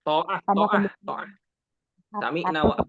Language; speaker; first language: Arabic; non-native, fluent; Indonesian